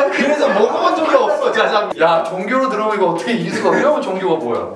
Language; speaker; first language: Korean; native; Korean